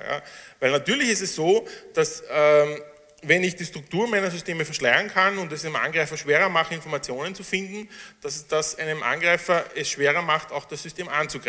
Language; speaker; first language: German; native; German